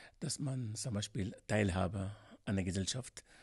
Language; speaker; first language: German; non-native, learner; Arabic